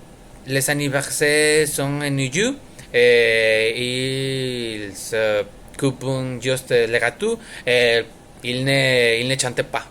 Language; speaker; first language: French; non-native, learner; Spanish